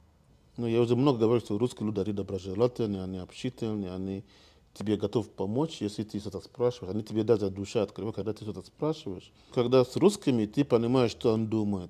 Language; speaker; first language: Russian; non-native, fluent; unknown